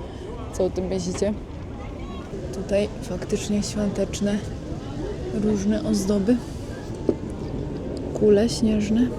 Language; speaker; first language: Polish; native; Polish